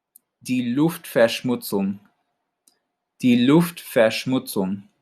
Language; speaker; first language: German; non-native, fluent; English